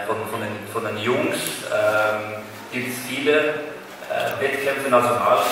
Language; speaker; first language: German; non-native, fluent; Norwegian